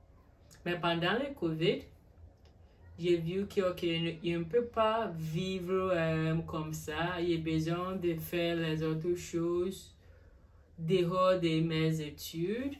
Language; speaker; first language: French; non-native, learner; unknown